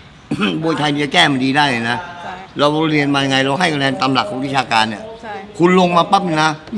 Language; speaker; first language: Thai; native; Thai